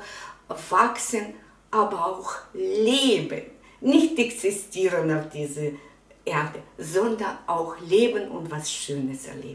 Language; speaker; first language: German; non-native, fluent; Russian